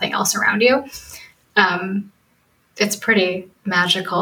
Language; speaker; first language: English; native; English